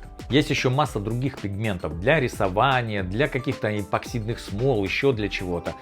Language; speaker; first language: Russian; native; Russian